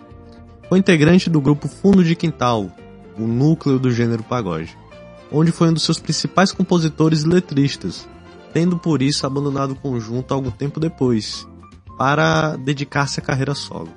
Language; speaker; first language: Portuguese; native; Portuguese